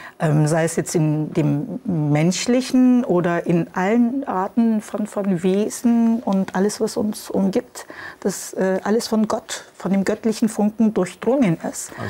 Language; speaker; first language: German; non-native, fluent; Turkish